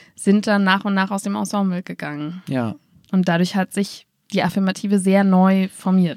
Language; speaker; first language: German; native; German